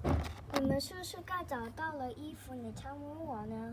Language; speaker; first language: Chinese; non-native, learner; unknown